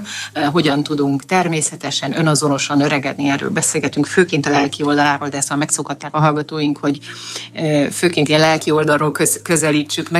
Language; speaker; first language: Hungarian; native; Hungarian